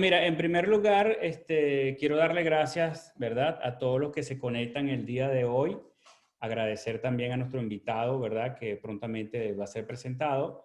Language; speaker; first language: Spanish; native; Spanish